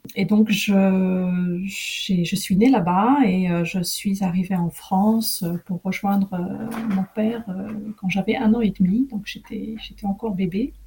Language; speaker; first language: French; early bilingual, other home language; Arabic